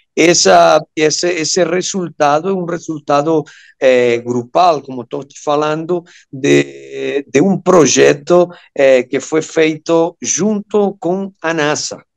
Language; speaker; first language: Portuguese; non-native, fluent; Spanish